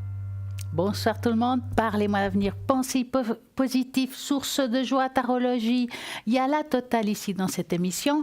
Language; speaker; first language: French; native; French